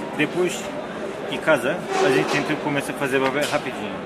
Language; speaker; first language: Portuguese; non-native, learner; Turkish